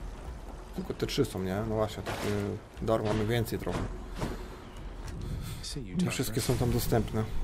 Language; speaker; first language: Polish; native; Polish